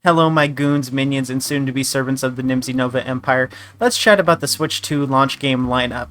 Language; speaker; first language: English; native; English